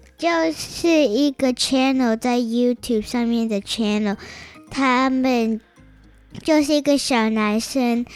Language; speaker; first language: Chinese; early bilingual, heritage; Chinese